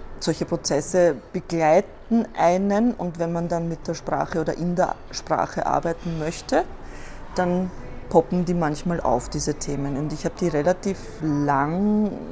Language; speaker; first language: German; native; German